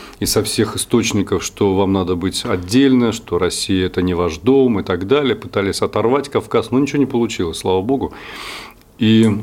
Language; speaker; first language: Russian; native; Russian